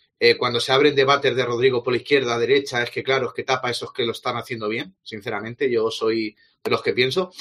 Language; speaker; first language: Spanish; native; Spanish